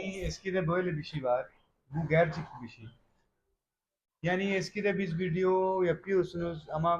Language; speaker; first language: Turkish; non-native, learner; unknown